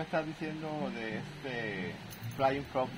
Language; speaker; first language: Spanish; native; Spanish